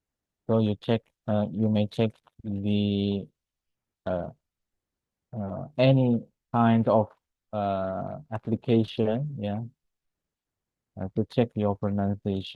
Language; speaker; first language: English; non-native, fluent; Indonesian